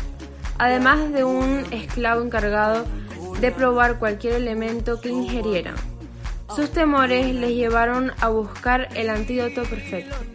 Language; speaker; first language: Spanish; native; Spanish